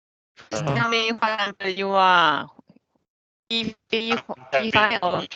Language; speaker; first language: English; non-native, fluent; Chinese